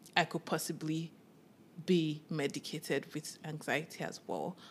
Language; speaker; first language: English; non-native, local second language; Yoruba